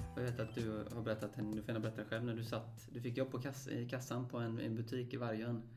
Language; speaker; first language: Swedish; native; Swedish